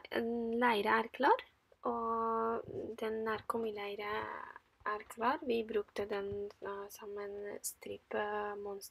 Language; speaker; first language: Norwegian; non-native, fluent; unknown